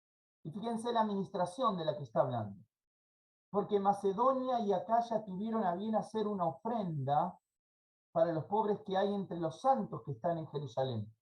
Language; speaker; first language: Spanish; native; Spanish